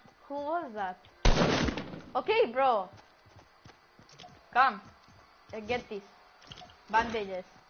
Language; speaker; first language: English; non-native, learner; Greek